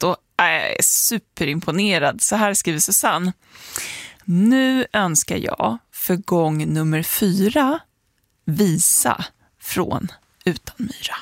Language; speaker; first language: Swedish; native; Swedish